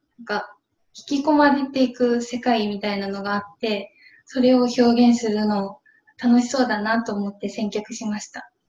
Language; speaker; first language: Japanese; native; Japanese